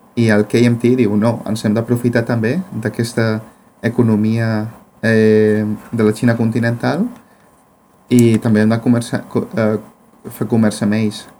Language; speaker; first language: Catalan; non-native, fluent; Spanish